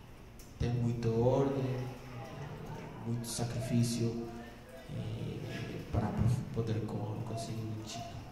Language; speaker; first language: Portuguese; non-native, learner; Spanish